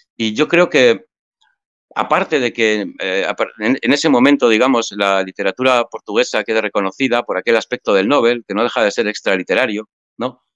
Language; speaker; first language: Spanish; native; Spanish